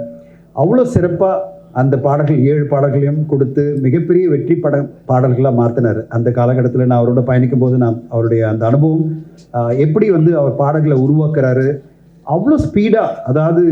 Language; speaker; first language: Tamil; native; Tamil